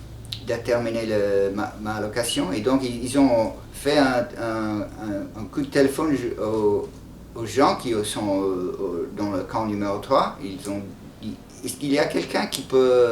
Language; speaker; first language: French; non-native, fluent; English